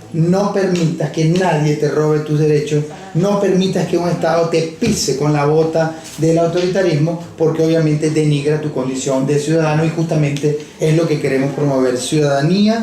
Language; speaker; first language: Spanish; native; Spanish